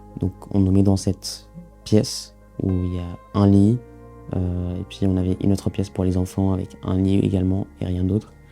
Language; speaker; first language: French; early bilingual, other home language; Arabic